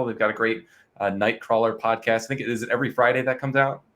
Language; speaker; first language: English; native; English